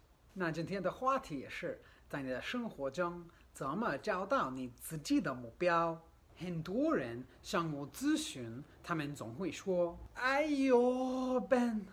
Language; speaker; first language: Chinese; non-native, fluent; English